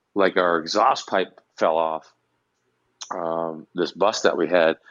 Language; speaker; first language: English; native; English